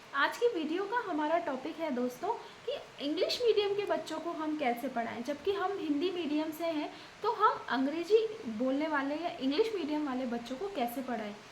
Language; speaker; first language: Hindi; native; Hindi